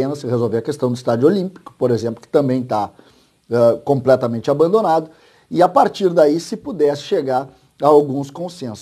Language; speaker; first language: Portuguese; native; Portuguese